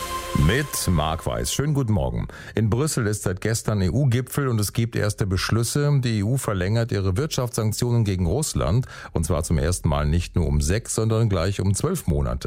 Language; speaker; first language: German; native; German